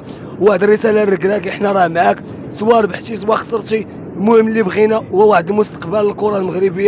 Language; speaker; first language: Arabic; native; Arabic